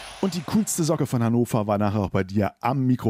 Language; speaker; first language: German; native; German